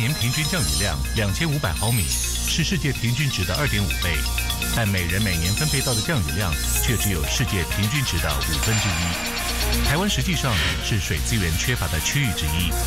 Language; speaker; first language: Chinese; native; Chinese